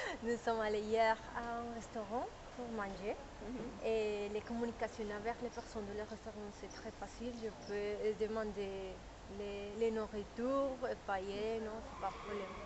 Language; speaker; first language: French; non-native, learner; Spanish